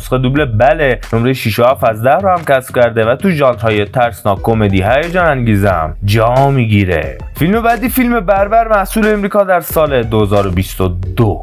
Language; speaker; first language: Persian; native; Persian